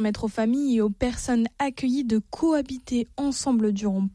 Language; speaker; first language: French; native; French